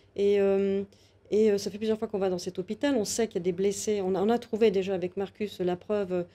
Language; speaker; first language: French; native; French